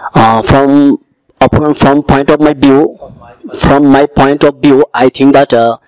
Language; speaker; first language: English; non-native, local second language; Bangla